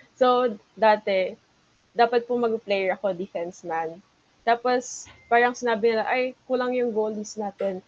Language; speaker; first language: Filipino; native; Filipino